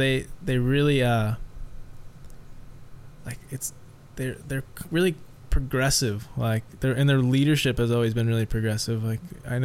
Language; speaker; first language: English; native; English